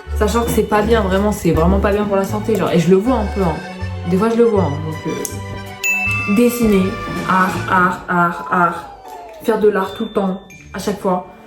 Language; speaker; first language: French; early bilingual, other home language; Arabic